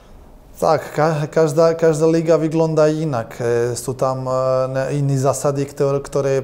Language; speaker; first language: Polish; non-native, learner; Croatian